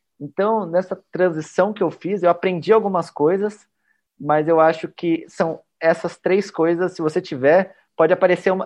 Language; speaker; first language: Portuguese; native; Portuguese